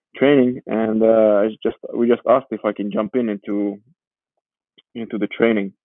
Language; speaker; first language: English; non-native, fluent; Georgian